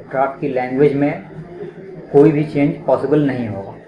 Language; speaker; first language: Hindi; native; Hindi